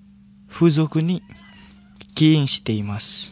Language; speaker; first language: Japanese; non-native, fluent; Indonesian